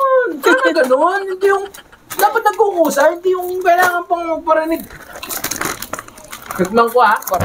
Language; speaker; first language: Filipino; native; Filipino